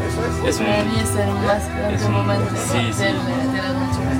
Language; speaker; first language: Spanish; non-native, learner; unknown